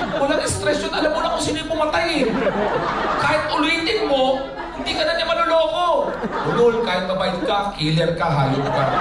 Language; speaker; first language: Filipino; native; Filipino